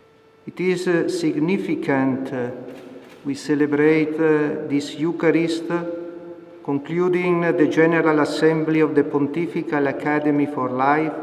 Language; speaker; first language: English; non-native, fluent; Italian